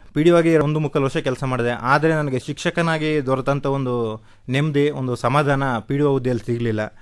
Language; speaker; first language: Kannada; native; Kannada